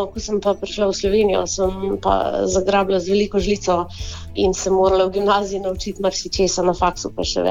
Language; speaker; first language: Slovenian; early bilingual, heritage; Slovenian